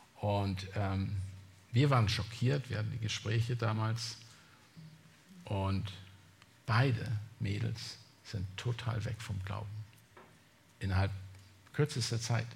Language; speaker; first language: German; non-native, fluent; English